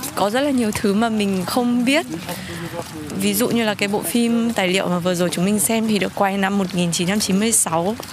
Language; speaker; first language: German; non-native, fluent; Vietnamese